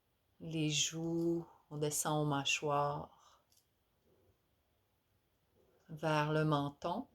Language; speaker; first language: French; native; French